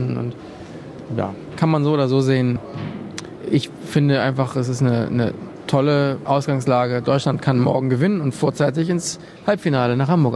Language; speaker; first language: German; native; German